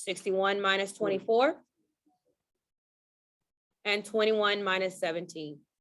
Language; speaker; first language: English; native; English